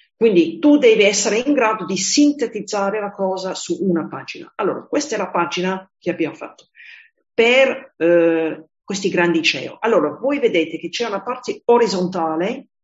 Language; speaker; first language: Italian; non-native, fluent; English